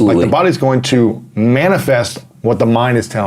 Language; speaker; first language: English; native; English